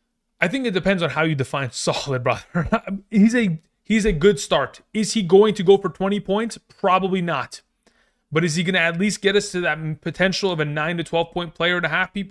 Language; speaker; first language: English; native; English